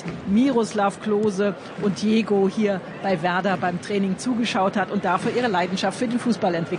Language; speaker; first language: German; native; German